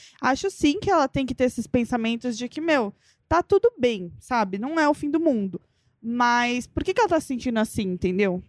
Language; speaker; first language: Portuguese; native; Portuguese